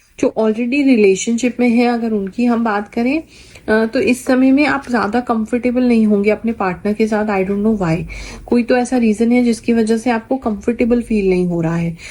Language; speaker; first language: Hindi; native; Hindi